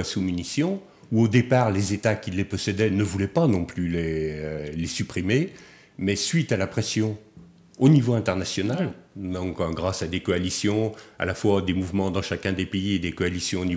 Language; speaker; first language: French; native; French